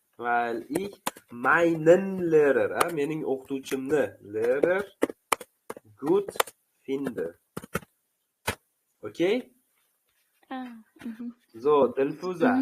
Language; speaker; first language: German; non-native, fluent; Uzbek